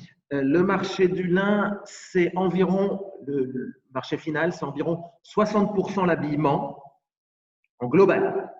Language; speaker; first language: French; native; French